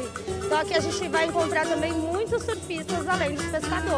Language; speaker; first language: Portuguese; native; Portuguese